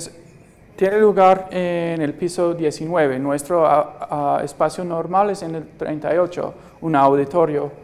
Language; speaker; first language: Spanish; non-native, fluent; English